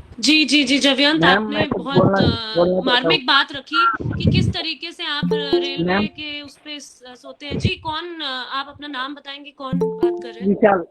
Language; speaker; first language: Hindi; native; Hindi